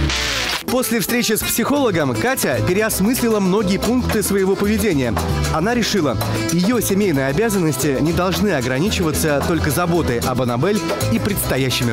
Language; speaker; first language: Russian; native; Russian